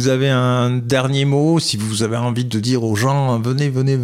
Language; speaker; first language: French; native; French